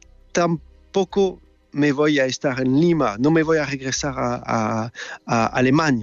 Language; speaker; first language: Spanish; non-native, learner; French